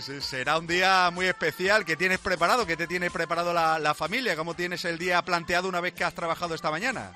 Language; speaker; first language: Spanish; native; Spanish